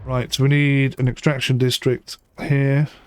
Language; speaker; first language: English; native; English